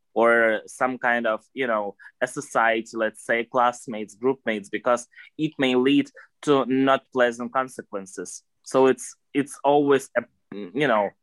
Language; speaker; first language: English; non-native, fluent; Russian